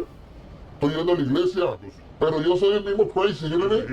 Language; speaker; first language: Spanish; native; Spanish